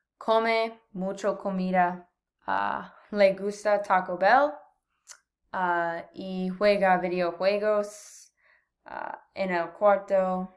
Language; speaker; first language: Spanish; non-native, learner; English